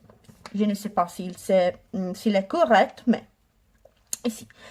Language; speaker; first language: French; non-native, learner; Italian